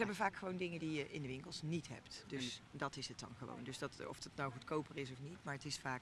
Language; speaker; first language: Dutch; native; Dutch